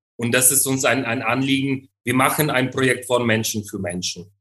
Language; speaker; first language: German; non-native, fluent; Ukrainian